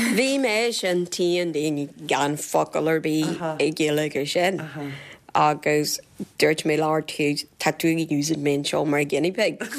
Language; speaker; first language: Irish; non-native, fluent; Portuguese